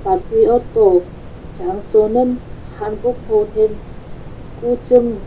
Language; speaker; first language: Korean; non-native, learner; Vietnamese